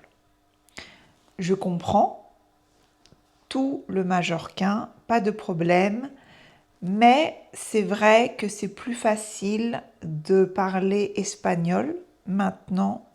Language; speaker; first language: French; native; French